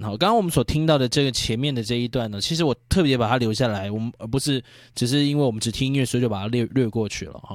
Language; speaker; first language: Chinese; native; Chinese